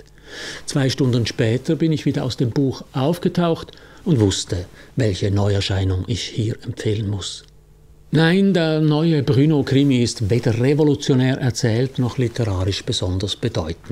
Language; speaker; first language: German; native; German